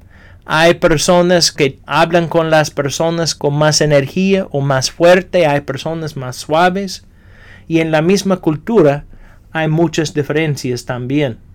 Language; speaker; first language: Spanish; non-native, fluent; English